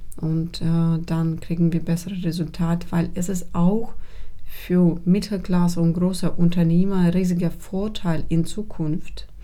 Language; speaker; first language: German; non-native, fluent; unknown